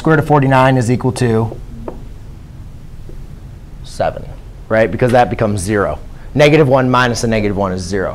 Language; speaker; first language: English; native; English